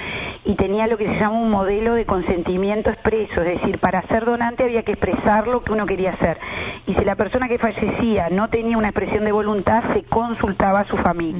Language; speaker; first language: Spanish; native; Spanish